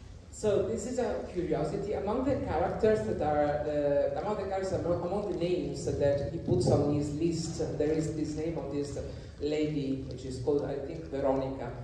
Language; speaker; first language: English; non-native, fluent; Italian